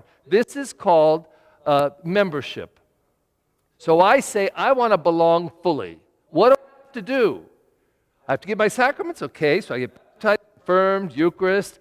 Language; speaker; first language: English; native; English